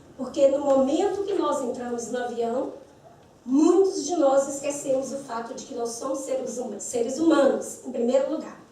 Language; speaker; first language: Portuguese; native; Portuguese